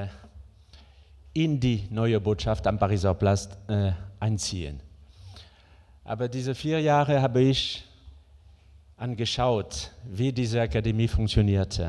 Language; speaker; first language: German; non-native, fluent; French